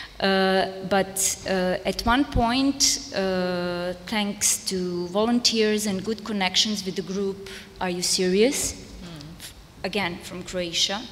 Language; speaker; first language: English; non-native, fluent; Serbian